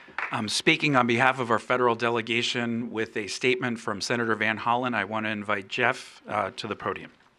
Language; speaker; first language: English; early bilingual, other home language; Spanish